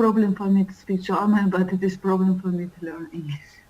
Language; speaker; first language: English; non-native, learner; Russian